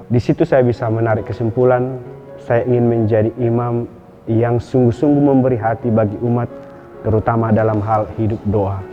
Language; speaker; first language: Indonesian; non-native, local second language; Batak Toba